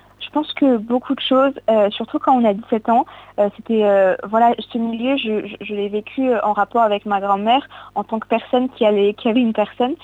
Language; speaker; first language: French; native; French